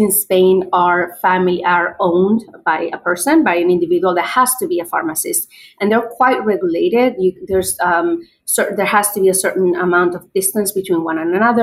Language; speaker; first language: English; non-native, fluent; Spanish